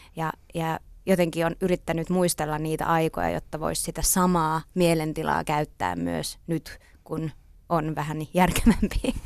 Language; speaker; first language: Finnish; non-native, local second language; Swedish